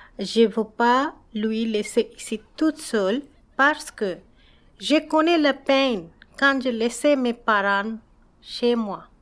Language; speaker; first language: French; non-native, learner; Bangla